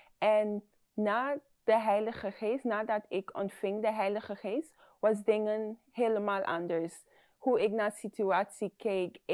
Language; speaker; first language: Dutch; non-native, fluent; English